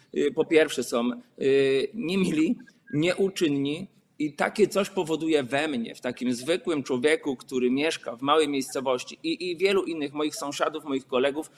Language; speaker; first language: Polish; native; Polish